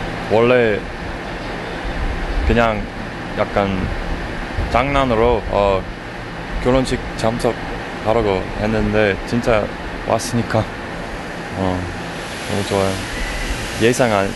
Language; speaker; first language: Korean; non-native, learner; English